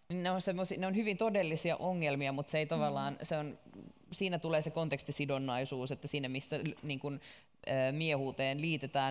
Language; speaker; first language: Finnish; native; Finnish